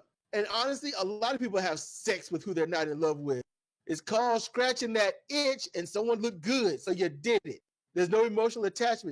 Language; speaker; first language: English; native; English